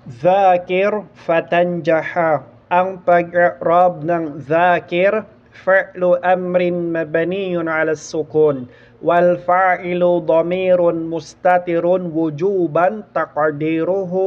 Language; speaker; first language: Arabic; non-native, fluent; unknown